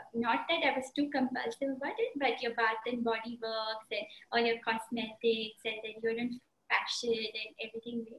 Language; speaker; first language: English; non-native, local second language; Marathi